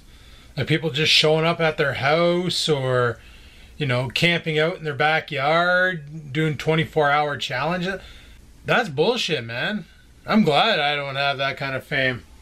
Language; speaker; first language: English; native; English